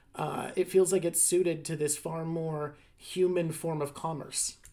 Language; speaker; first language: English; native; English